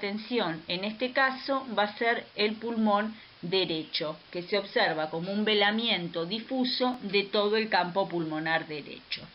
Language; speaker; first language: Spanish; native; Spanish